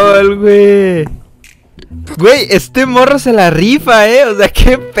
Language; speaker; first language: Spanish; native; Spanish